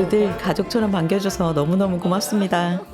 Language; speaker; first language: Korean; native; Korean